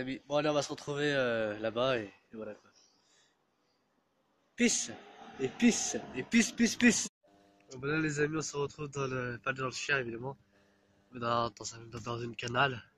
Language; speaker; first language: French; native; French